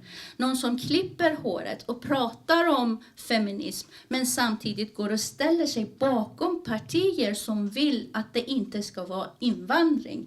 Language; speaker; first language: Swedish; early bilingual, other home language; Persian